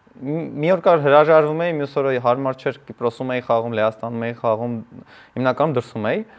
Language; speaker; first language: Armenian; native; Armenian